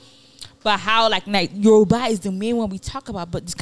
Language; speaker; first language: English; non-native, local second language; Yoruba